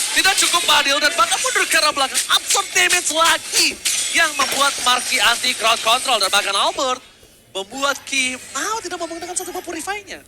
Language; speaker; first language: Indonesian; native; Indonesian